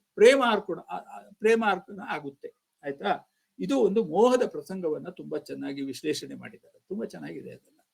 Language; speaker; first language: Kannada; native; Kannada